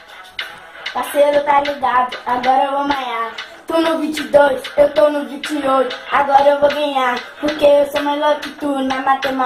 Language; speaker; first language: Portuguese; native; Portuguese